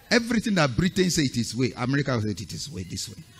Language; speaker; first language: English; non-native, local second language; Yoruba